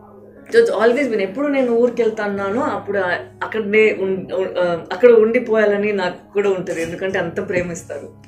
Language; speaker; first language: Telugu; non-native, fluent; Tamil